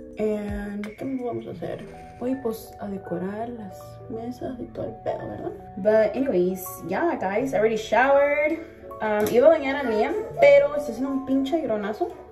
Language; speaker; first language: Spanish; early bilingual, heritage; Spanish